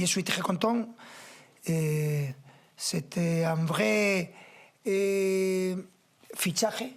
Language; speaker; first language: French; non-native, fluent; Spanish